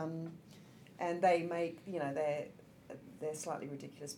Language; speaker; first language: English; native; English